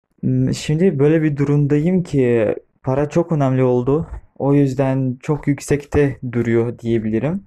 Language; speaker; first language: Turkish; non-native, fluent; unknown